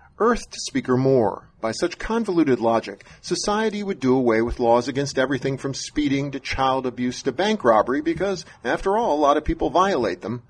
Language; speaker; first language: English; native; English